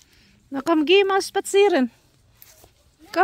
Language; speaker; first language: German; non-native, learner; Filipino